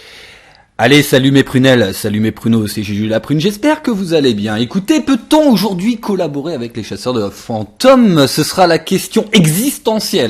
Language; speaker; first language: French; native; French